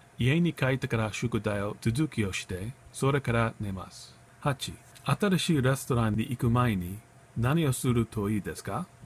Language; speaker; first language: Japanese; non-native, learner; English